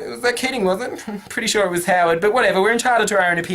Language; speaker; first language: English; native; English